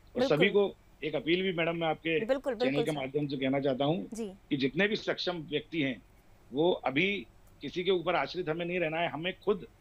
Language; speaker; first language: Hindi; native; Hindi